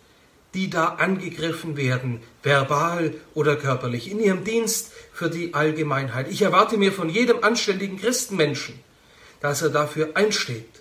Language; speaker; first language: German; native; German